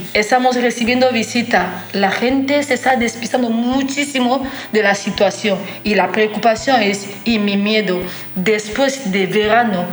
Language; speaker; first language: Spanish; non-native, fluent; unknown